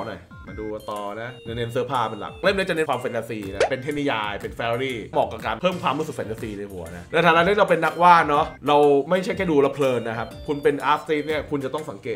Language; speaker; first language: Thai; native; Thai